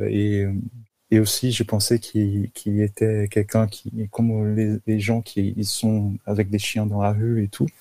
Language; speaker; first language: French; non-native, fluent; Portuguese